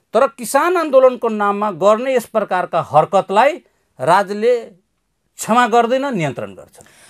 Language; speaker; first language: Nepali; non-native, local second language; Maithili